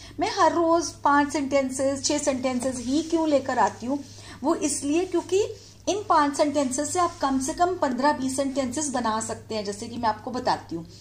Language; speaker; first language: Hindi; native; Hindi